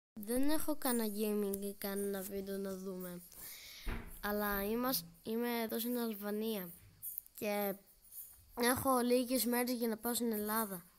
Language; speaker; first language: Greek; early bilingual, other home language; Albanian